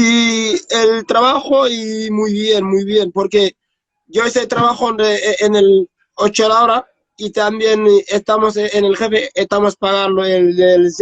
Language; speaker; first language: Spanish; non-native, learner; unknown